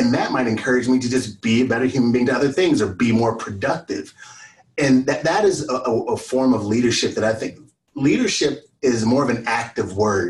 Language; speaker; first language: English; native; English